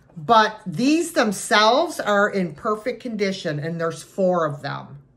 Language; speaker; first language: English; native; English